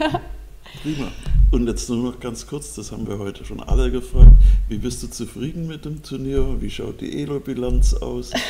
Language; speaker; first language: German; native; German